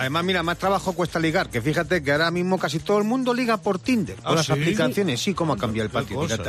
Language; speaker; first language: Spanish; native; Spanish